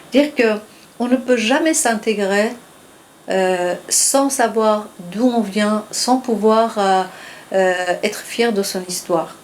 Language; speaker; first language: French; non-native, fluent; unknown